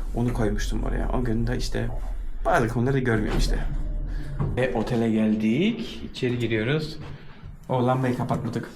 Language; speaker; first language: Turkish; early bilingual, heritage; Turkish